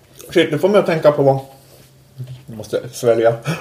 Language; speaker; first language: Swedish; native; Swedish